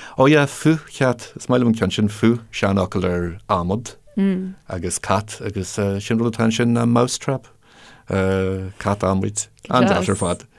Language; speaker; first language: Irish; non-native, local second language; English